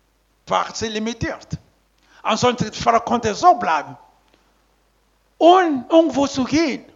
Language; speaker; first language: German; non-native, learner; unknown